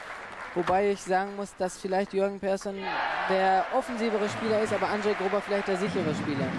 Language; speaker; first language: German; native; German